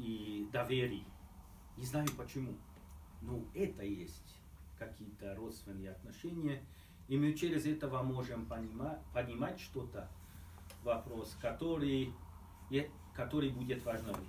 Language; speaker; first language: Russian; non-native, fluent; Hungarian